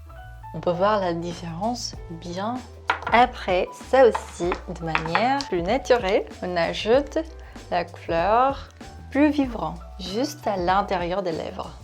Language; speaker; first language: French; non-native, fluent; Korean